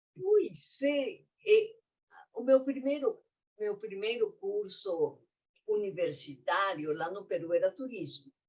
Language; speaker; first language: Portuguese; non-native, fluent; Spanish